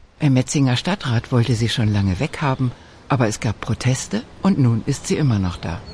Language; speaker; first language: German; native; German